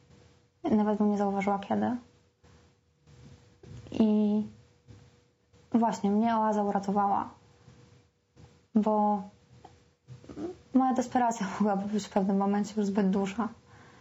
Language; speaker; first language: Polish; native; Polish